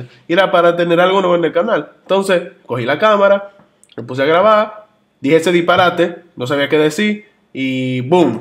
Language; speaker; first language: Spanish; native; Spanish